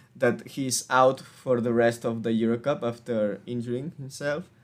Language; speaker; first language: English; non-native, fluent; Spanish